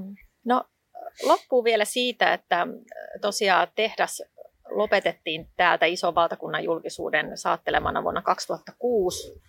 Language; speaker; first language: Finnish; native; Finnish